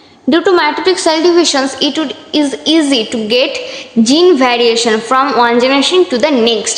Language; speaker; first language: English; non-native, local second language; Bangla